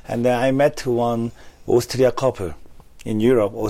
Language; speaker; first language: English; non-native, learner; Korean